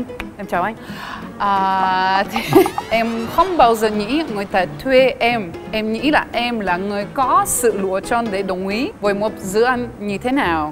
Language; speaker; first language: Vietnamese; non-native, fluent; French